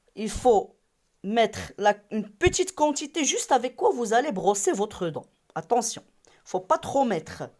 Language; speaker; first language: French; non-native, local second language; Arabic